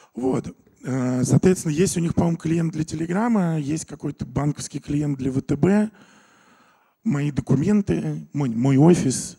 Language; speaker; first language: Russian; native; Russian